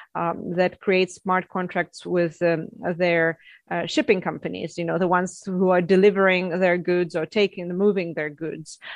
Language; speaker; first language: English; non-native, fluent; Russian